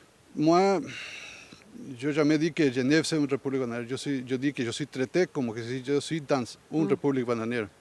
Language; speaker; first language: French; non-native, learner; Spanish